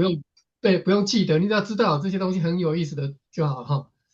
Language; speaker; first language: Chinese; native; Chinese